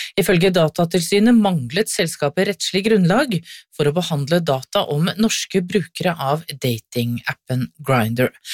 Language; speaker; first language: Norwegian; native; Norwegian